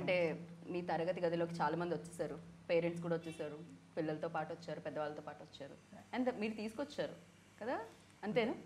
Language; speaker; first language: Telugu; native; Telugu